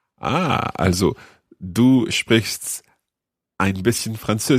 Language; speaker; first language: German; non-native, learner; English